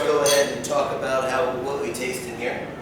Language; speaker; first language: English; native; English